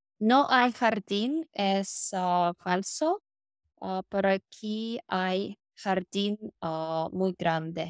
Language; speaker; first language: Spanish; non-native, learner; English